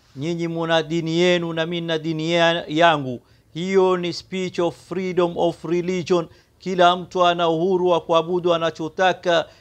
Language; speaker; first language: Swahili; native; Swahili